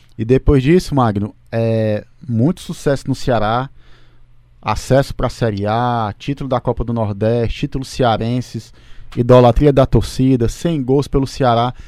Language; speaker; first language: Portuguese; native; Portuguese